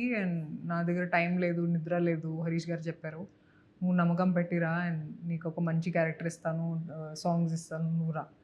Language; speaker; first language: Telugu; non-native, fluent; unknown